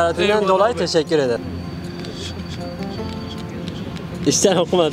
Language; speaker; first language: Turkish; native; Turkish